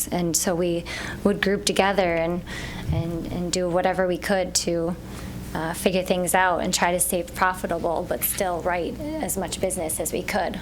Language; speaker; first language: English; native; English